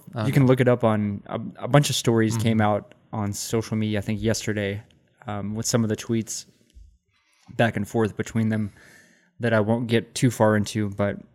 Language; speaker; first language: English; native; English